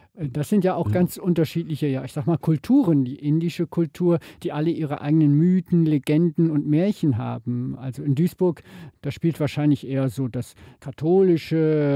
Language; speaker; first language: German; native; German